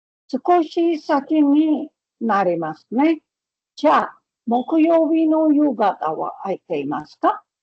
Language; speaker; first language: Japanese; non-native, fluent; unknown